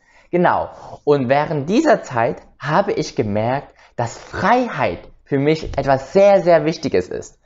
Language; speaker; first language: German; early bilingual, other home language; Vietnamese